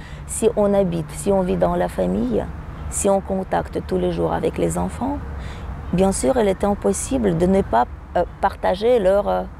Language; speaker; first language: French; non-native, fluent; Russian